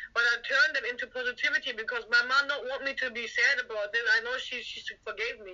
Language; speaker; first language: English; non-native, fluent; German